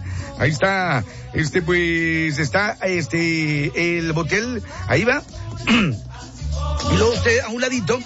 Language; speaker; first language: Spanish; native; Spanish